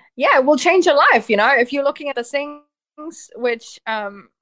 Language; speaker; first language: English; early bilingual, heritage; Polish